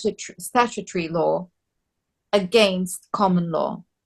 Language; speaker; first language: English; native; English